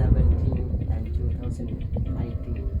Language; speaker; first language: English; non-native, learner; Vietnamese